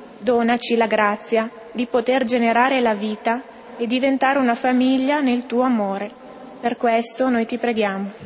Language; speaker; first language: Italian; native; Italian